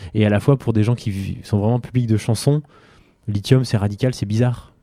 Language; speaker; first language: French; native; French